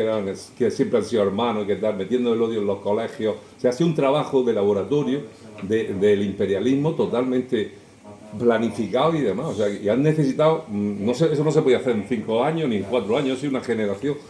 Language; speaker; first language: Spanish; native; Spanish